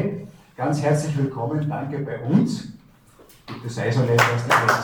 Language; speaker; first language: German; native; German